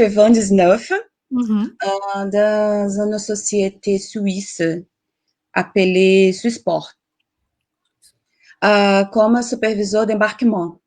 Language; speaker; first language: French; non-native, learner; Portuguese